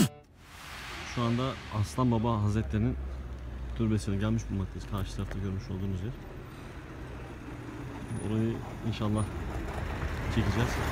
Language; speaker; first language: Turkish; native; Turkish